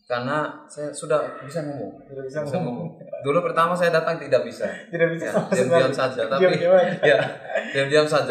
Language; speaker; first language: Indonesian; non-native, learner; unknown